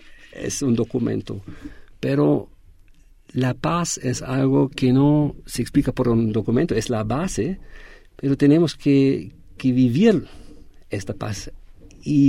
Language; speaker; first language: Spanish; non-native, fluent; German